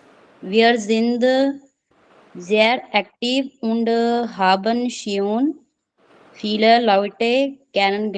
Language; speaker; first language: German; non-native, learner; Hindi